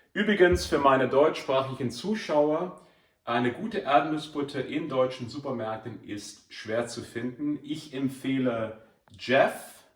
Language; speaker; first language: German; non-native, fluent; English